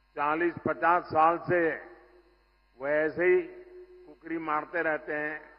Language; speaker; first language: Hindi; non-native, local second language; Gujarati